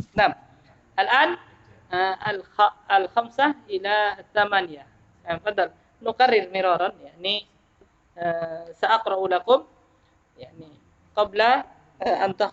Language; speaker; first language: Arabic; non-native, fluent; Indonesian